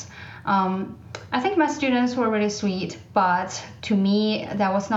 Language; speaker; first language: English; non-native, fluent; Chinese